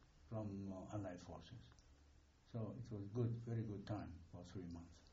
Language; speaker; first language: English; non-native, fluent; Japanese